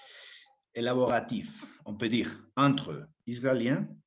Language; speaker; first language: French; non-native, fluent; Spanish